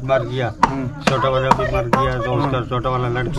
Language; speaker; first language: Hindi; non-native, local second language; Tibetan